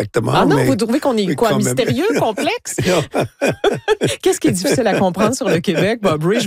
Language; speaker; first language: French; native; French